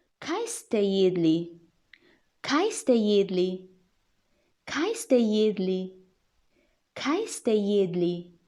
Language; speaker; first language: Slovenian; non-native, fluent; Chinese